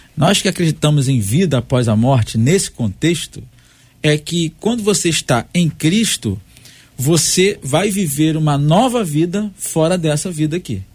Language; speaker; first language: Portuguese; native; Portuguese